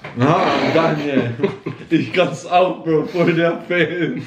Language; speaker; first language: German; native; German